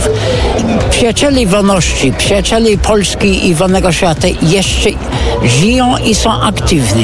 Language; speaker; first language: Polish; non-native, fluent; English